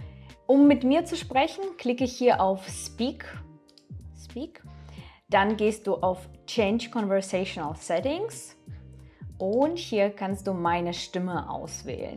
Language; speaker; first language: German; non-native, fluent; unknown